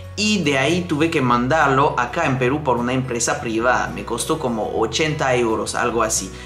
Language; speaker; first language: Spanish; non-native, fluent; French